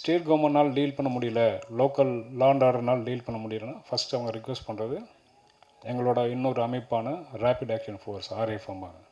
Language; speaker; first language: Tamil; native; Tamil